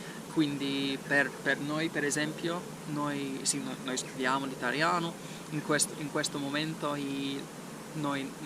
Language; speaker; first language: Italian; non-native, learner; English